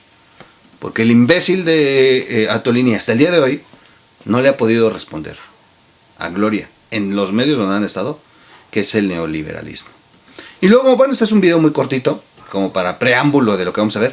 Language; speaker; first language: Spanish; native; Spanish